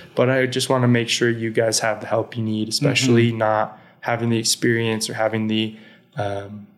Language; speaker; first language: English; native; English